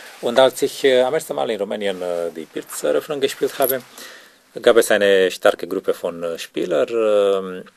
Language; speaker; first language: German; non-native, learner; Romanian